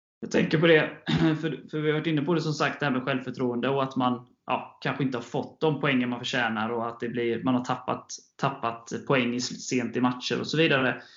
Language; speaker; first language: Swedish; native; Swedish